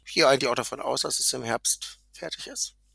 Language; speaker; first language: German; native; German